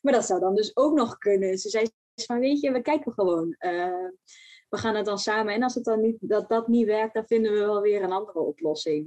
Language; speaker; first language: Dutch; native; Dutch